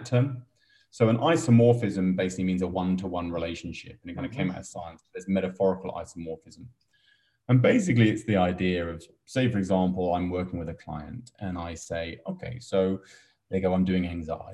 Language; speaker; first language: English; native; English